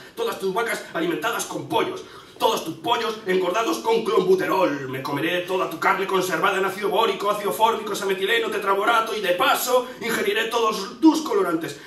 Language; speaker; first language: Spanish; native; Spanish